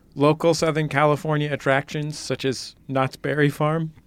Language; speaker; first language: English; native; English